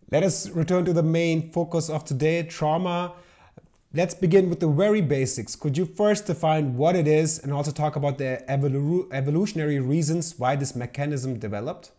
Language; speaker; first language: English; non-native, local second language; Urdu